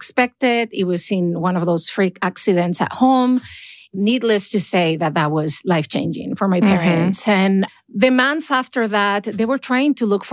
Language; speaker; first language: English; non-native, fluent; Spanish